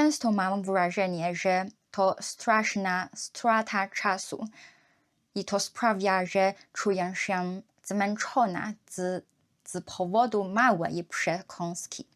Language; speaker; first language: Polish; non-native, learner; Chinese